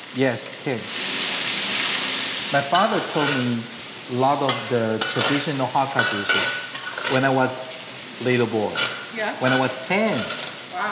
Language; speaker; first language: English; non-native, learner; Chinese